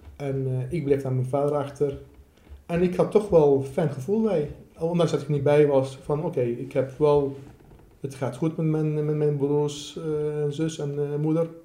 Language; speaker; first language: Dutch; non-native, fluent; Assyrian Neo-Aramaic